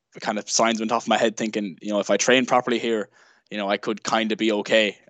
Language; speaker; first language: English; native; English